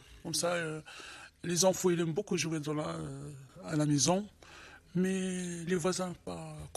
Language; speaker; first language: French; non-native, learner; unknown